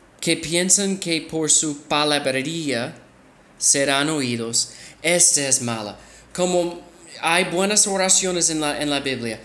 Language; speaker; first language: Spanish; non-native, fluent; English